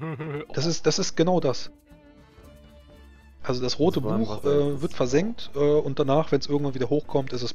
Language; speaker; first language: German; native; German